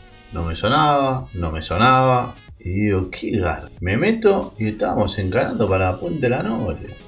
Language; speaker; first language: Spanish; native; Spanish